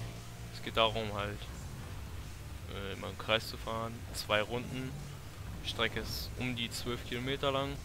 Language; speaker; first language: German; native; German